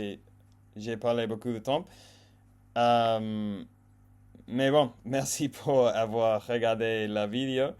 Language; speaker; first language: French; non-native, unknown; English